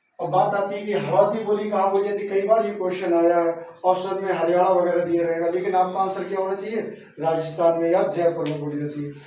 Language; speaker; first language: Hindi; native; Hindi